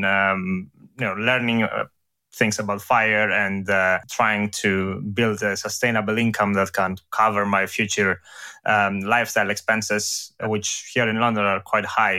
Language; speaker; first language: English; non-native, fluent; Greek